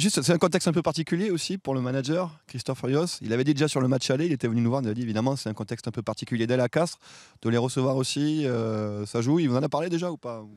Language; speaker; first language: French; native; French